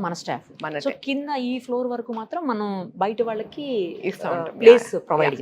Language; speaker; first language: Telugu; native; Telugu